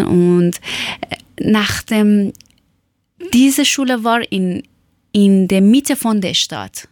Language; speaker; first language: German; non-native, learner; Persian